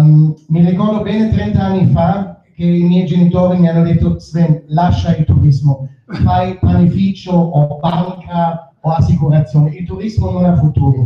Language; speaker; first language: Italian; non-native, fluent; German